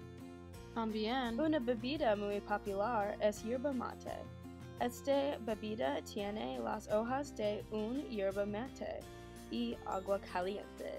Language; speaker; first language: Spanish; non-native, learner; English